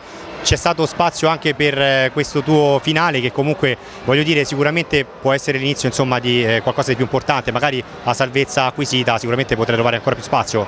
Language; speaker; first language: Italian; native; Italian